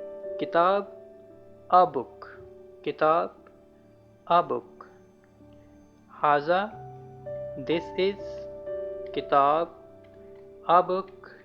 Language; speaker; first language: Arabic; non-native, learner; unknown